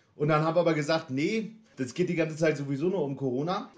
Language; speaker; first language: German; native; German